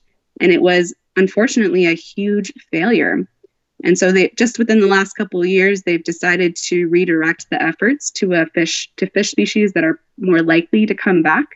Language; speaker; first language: English; native; English